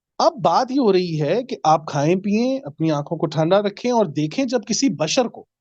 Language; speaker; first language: Urdu; native; Urdu